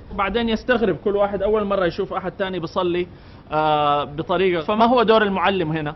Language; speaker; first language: Arabic; native; Arabic